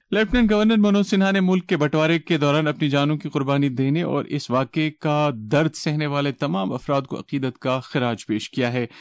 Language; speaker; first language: Urdu; non-native, local second language; Kashmiri